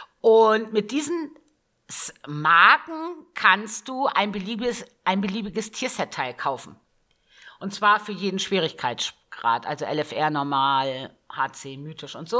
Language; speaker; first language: German; native; German